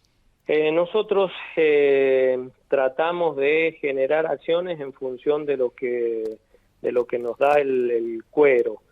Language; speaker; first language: Spanish; native; Spanish